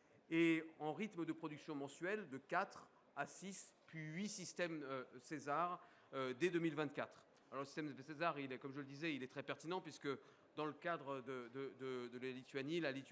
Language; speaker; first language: French; native; French